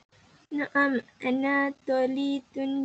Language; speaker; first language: Arabic; non-native, learner; Malay